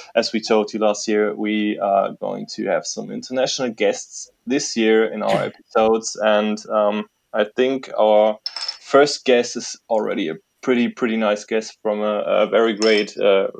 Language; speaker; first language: English; non-native, fluent; German